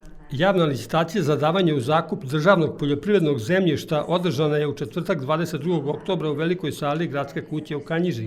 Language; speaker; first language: Serbian; native; Serbian